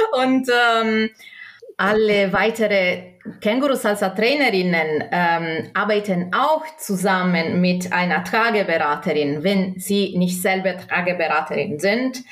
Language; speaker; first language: German; non-native, local second language; Italian